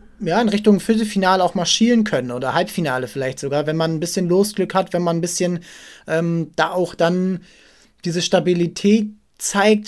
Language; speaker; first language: German; native; German